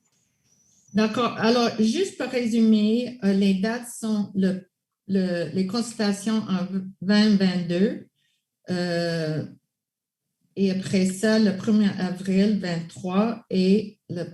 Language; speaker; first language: French; non-native, local second language; English